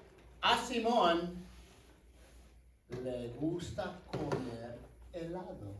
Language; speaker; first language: Spanish; non-native, fluent; English